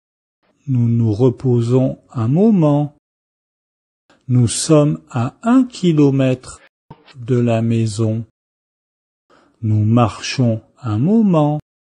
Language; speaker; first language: French; non-native, fluent; Chinese